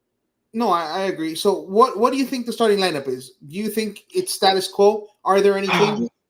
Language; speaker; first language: English; native; English